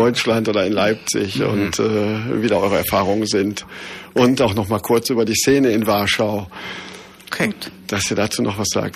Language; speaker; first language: German; native; German